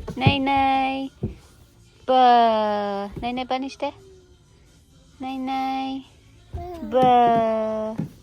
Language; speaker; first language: Japanese; non-native, learner; Filipino